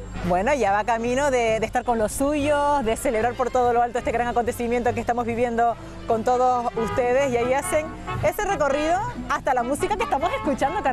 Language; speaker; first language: Spanish; native; Spanish